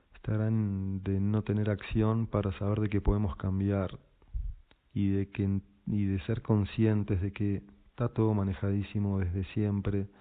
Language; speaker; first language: Spanish; native; Spanish